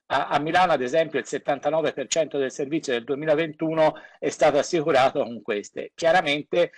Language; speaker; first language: Italian; native; Italian